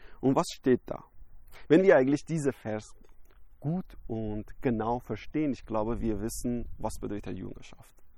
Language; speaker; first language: German; non-native, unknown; Persian